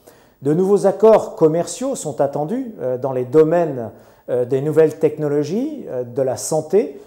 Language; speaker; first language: French; non-native, local second language; Arabic